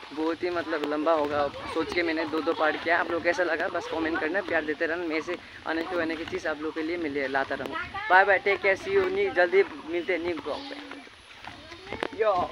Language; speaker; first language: Hindi; non-native, local second language; Nepali